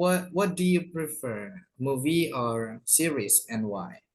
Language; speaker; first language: English; non-native, fluent; Indonesian